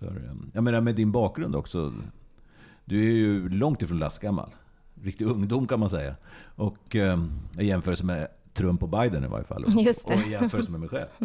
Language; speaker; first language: Swedish; native; Swedish